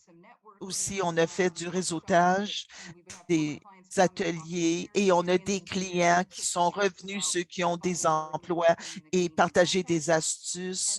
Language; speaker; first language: French; non-native, local second language; English